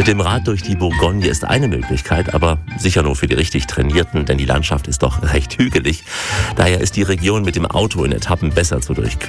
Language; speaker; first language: German; native; German